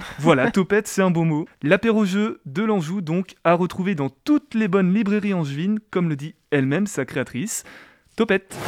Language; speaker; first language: French; native; French